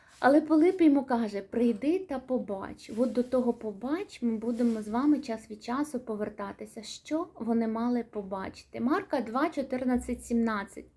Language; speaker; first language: Ukrainian; non-native, local second language; Russian